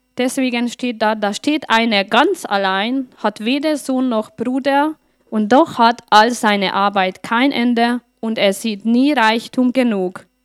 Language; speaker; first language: German; non-native, fluent; Hungarian